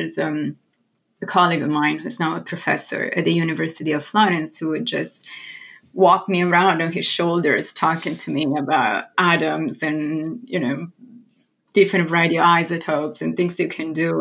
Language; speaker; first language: English; non-native, fluent; Italian